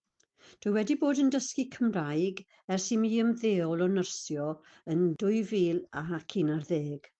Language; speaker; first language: Welsh; non-native, fluent; English